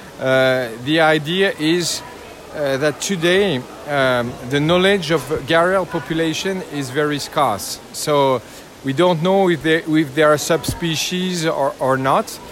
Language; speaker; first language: English; non-native, learner; French